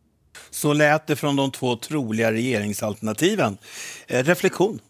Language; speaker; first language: Swedish; native; Swedish